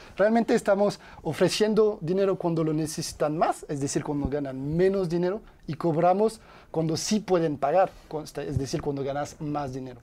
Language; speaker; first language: Spanish; non-native, fluent; French